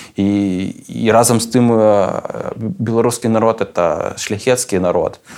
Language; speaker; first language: Belarusian; non-native, local second language; Russian